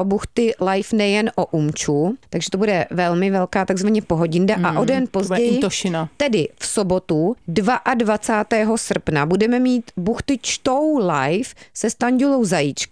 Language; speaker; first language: Czech; native; Czech